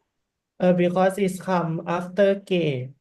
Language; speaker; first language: English; non-native, learner; Korean